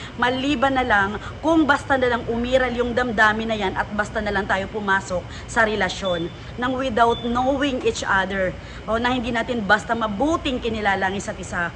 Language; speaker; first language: Filipino; native; Filipino